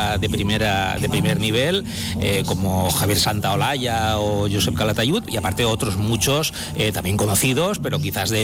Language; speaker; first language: Spanish; native; Spanish